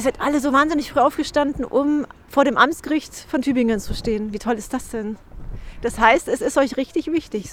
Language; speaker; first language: German; native; German